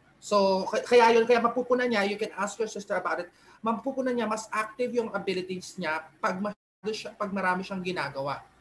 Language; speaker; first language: Filipino; native; Filipino